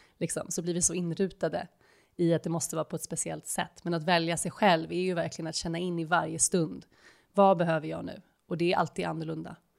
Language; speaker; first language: Swedish; native; Swedish